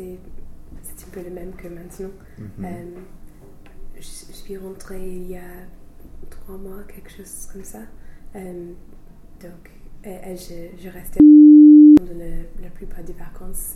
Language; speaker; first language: French; non-native, fluent; English